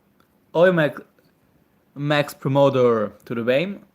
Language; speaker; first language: Portuguese; non-native, learner; German